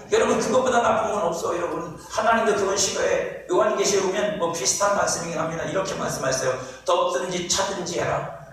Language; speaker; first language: Korean; native; Korean